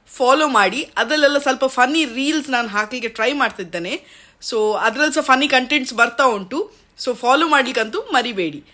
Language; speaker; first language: Kannada; native; Kannada